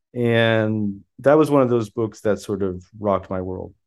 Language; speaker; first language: English; early bilingual, other home language; French